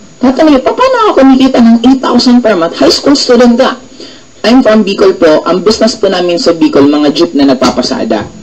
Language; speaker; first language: Filipino; native; Filipino